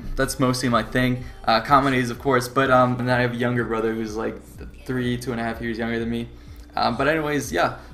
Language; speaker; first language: English; native; English